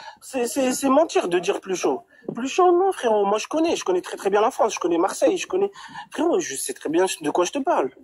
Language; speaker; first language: French; early bilingual, other home language; Arabic